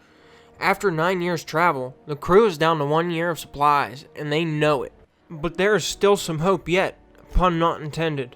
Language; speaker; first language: English; native; English